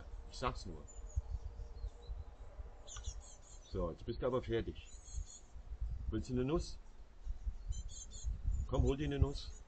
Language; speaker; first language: German; native; German